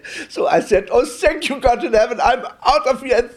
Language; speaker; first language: English; early bilingual, other home language; Polish